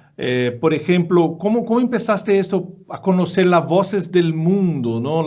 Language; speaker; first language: Spanish; non-native, fluent; Portuguese